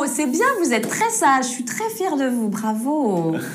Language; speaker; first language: French; native; French